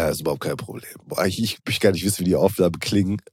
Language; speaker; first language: German; native; German